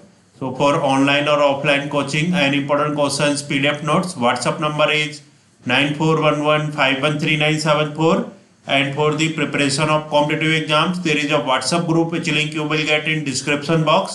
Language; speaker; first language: English; non-native, local second language; Hindi